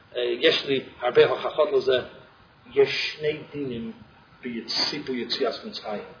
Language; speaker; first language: Hebrew; non-native, fluent; English